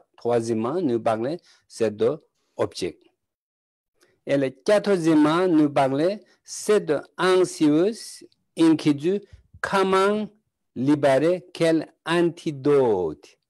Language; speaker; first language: French; non-native, learner; Tibetan